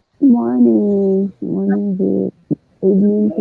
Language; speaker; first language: English; non-native, local second language; Cebuano